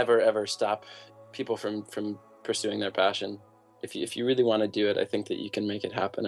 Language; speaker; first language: English; native; English